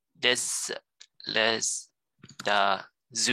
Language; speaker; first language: French; non-native, learner; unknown